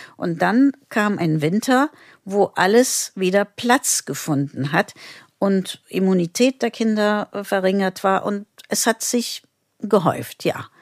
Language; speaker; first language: German; non-native, fluent; Turkish